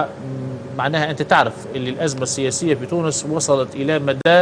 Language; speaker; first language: Arabic; native; Arabic